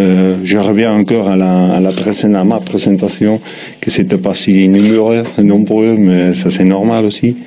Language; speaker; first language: French; non-native, learner; Spanish